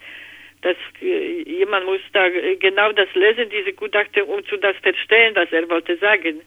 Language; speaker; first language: German; non-native, learner; Polish